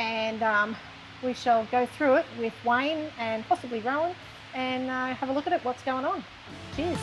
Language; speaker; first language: English; native; English